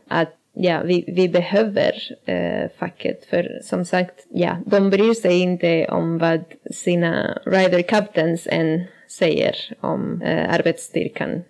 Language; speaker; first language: Swedish; non-native, learner; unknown